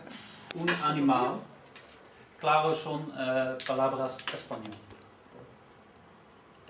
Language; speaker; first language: Spanish; non-native, learner; Dutch